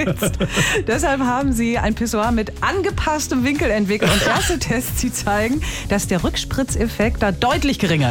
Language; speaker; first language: German; native; German